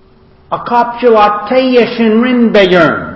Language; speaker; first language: Hungarian; non-native, learner; English